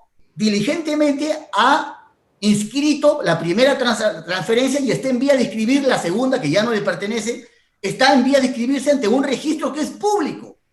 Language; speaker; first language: Spanish; native; Spanish